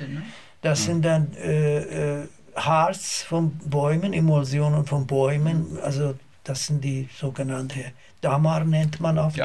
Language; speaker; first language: German; non-native, learner; Azerbaijani